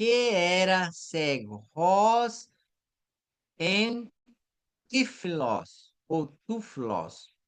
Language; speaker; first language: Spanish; non-native, fluent; Portuguese